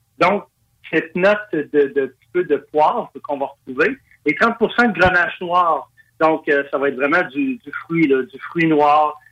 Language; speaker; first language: French; native; French